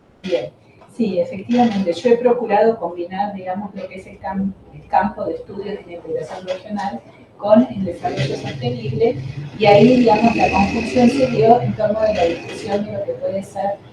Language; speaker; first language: Spanish; native; Spanish